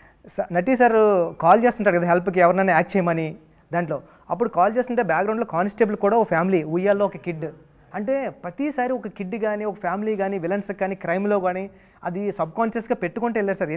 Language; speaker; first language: Telugu; native; Telugu